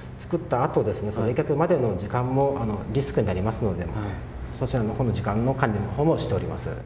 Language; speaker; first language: Japanese; native; Japanese